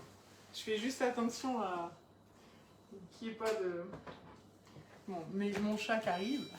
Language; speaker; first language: French; native; French